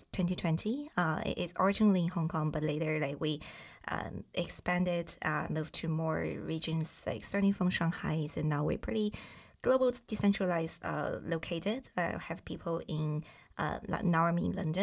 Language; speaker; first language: English; non-native, fluent; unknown